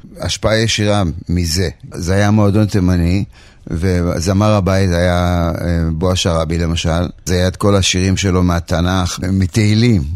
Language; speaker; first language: Hebrew; early bilingual, other home language; Polish